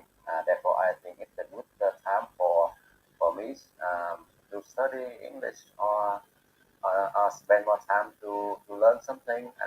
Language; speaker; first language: English; non-native, learner; Bangla